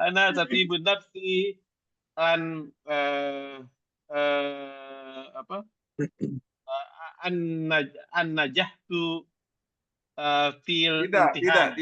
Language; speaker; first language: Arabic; non-native, learner; Indonesian